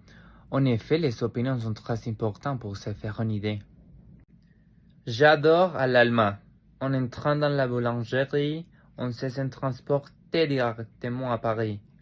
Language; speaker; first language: French; non-native, learner; Spanish